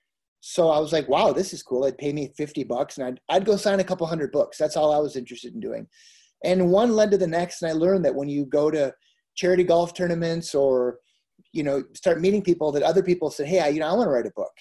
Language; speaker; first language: English; native; English